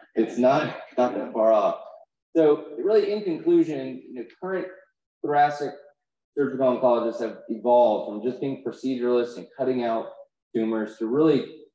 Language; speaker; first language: English; native; English